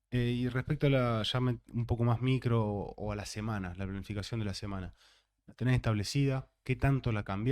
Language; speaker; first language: Spanish; native; Spanish